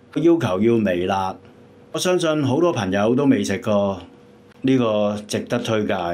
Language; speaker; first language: Cantonese; native; Cantonese